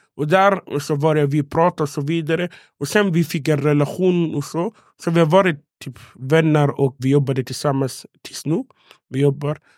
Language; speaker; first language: Swedish; non-native, fluent; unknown